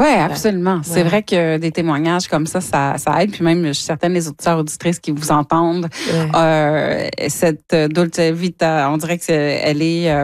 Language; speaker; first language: French; native; French